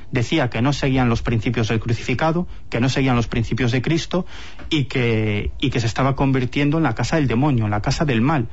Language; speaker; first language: Spanish; native; Spanish